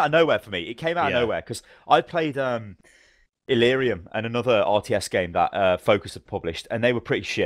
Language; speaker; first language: English; native; English